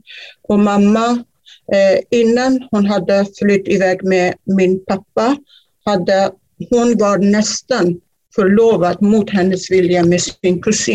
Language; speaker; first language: Swedish; non-native, fluent; Kurdish